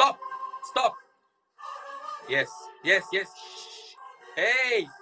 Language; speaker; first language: English; non-native, learner; Turkish